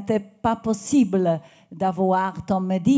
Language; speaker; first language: French; non-native, learner; Polish